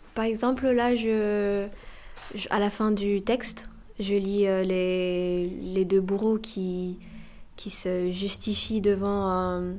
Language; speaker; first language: French; non-native, local second language; Kinyarwanda